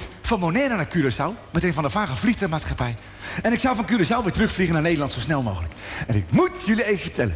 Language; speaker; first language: Dutch; native; Dutch